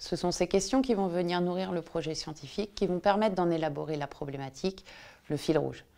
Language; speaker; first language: French; native; French